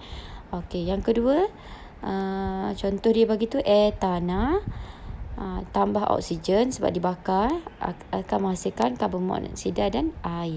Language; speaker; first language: Malay; native; Malay